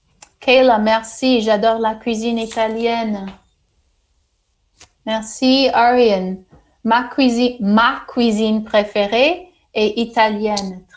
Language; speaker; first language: French; non-native, fluent; English